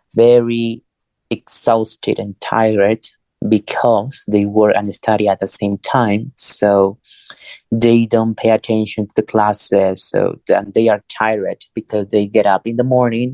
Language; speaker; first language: English; non-native, fluent; Spanish